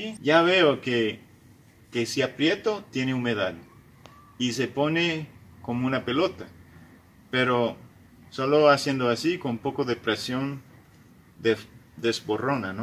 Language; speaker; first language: Spanish; non-native, fluent; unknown